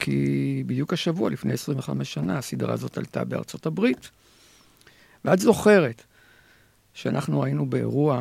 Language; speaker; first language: Hebrew; native; Hebrew